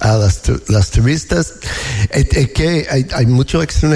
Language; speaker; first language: Spanish; non-native, learner; English